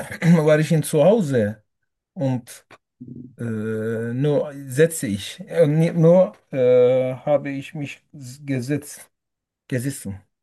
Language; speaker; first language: German; non-native, learner; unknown